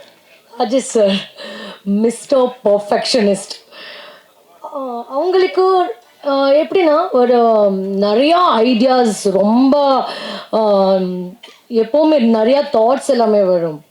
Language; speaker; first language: Tamil; non-native, learner; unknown